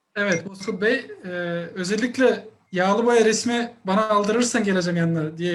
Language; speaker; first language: Turkish; native; Turkish